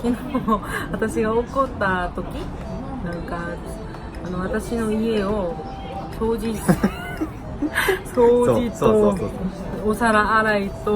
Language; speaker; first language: Japanese; non-native, fluent; Korean